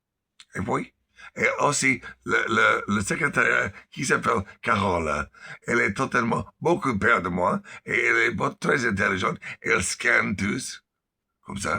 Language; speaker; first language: French; non-native, learner; English